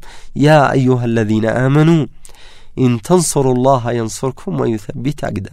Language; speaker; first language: Arabic; native; Arabic